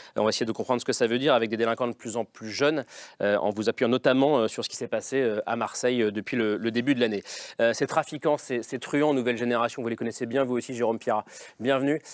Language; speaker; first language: French; native; French